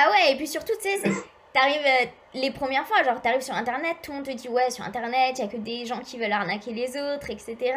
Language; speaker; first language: French; native; French